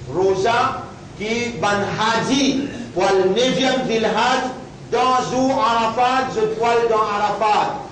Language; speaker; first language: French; non-native, local second language; Morisyen